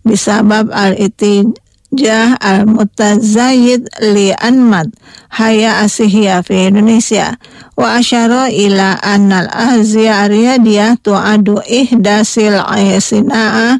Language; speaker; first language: Arabic; non-native, fluent; Indonesian